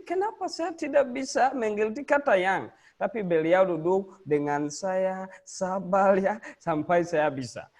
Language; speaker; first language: Indonesian; non-native, learner; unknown